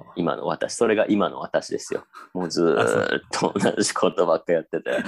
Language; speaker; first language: Japanese; native; Japanese